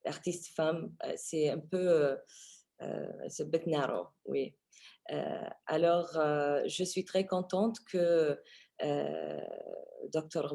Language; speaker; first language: French; non-native, fluent; Arabic